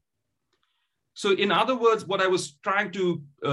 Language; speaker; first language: English; non-native, local second language; Bangla